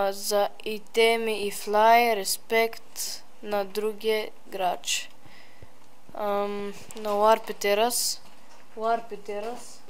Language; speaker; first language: Polish; early bilingual, heritage; Polish